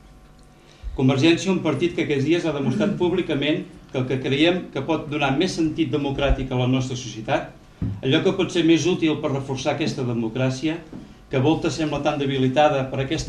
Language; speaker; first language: Catalan; native; Catalan